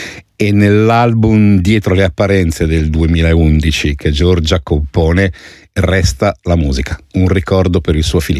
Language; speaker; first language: Italian; native; Italian